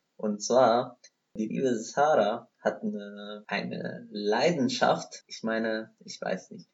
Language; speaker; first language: German; non-native, fluent; Arabic